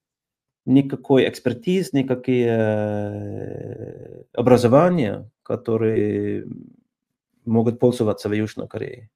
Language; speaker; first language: Russian; non-native, fluent; Norwegian